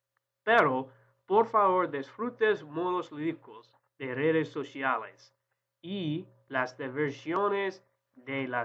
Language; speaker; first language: Spanish; non-native, learner; English